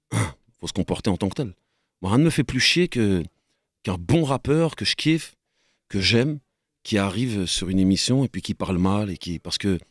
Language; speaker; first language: French; native; French